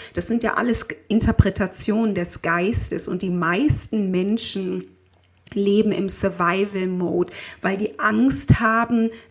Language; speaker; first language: German; native; German